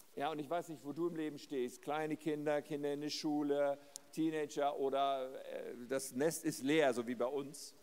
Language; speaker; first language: German; native; German